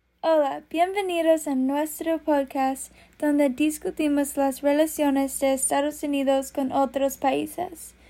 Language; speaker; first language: Spanish; non-native, learner; English